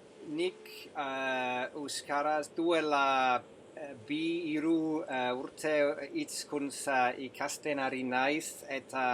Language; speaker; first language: Basque; non-native, learner; English